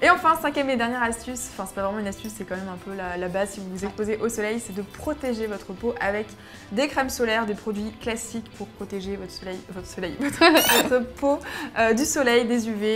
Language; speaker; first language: French; native; French